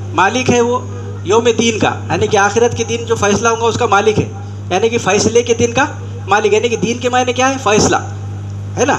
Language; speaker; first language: Urdu; native; Urdu